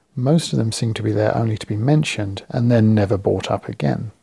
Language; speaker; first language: English; native; English